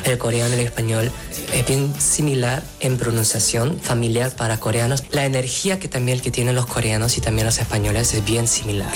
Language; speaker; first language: Spanish; non-native, fluent; Korean